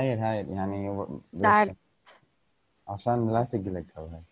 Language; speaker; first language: Turkish; non-native, learner; Arabic